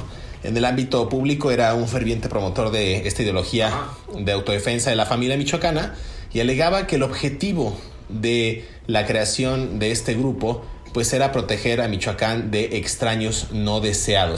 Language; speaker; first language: Spanish; native; Spanish